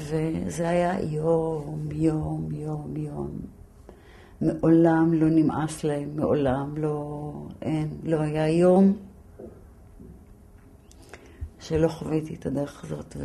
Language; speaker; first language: Hebrew; early bilingual, other home language; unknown